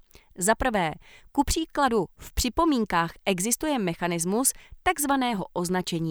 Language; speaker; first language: Czech; native; Czech